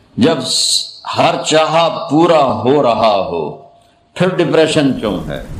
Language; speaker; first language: Urdu; non-native, local second language; Punjabi